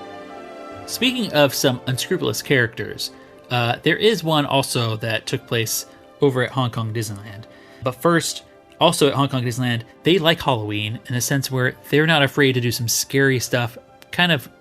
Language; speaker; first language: English; native; English